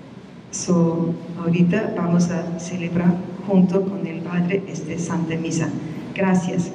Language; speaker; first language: Spanish; non-native, fluent; German